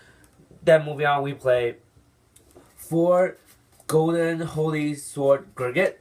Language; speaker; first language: English; non-native, fluent; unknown